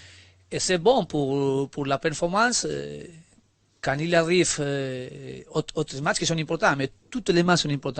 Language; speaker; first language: French; non-native, learner; Spanish